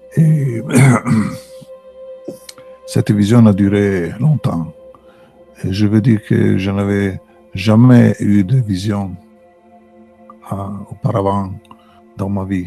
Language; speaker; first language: French; non-native, fluent; Italian